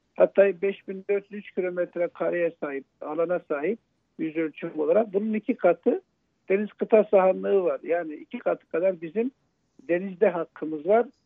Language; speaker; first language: Turkish; native; Turkish